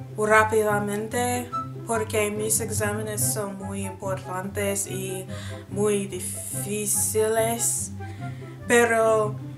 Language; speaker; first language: Spanish; non-native, learner; English